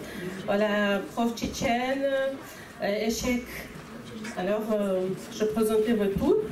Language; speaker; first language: French; non-native, fluent; Chechen